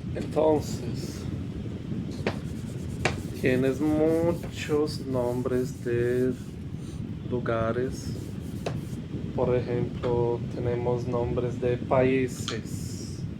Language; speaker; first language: Spanish; non-native, fluent; Portuguese